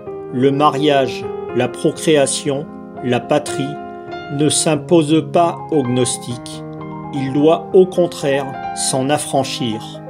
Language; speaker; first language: French; native; French